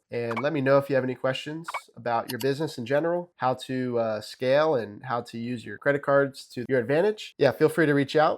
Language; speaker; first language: English; native; English